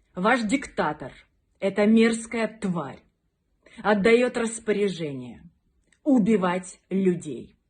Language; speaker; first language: Russian; native; Russian